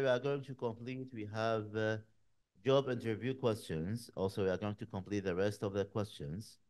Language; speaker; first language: English; non-native, fluent; Arabic